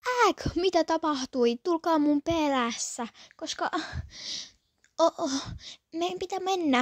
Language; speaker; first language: Finnish; early bilingual, other home language; Polish